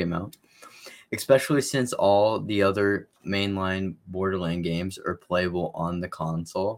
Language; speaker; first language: English; native; English